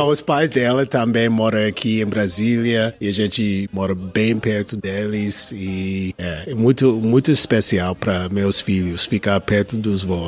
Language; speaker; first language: Portuguese; non-native, learner; English